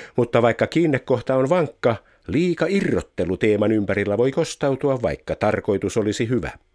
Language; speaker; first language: Finnish; native; Finnish